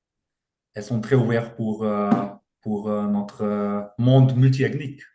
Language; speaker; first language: French; non-native, fluent; German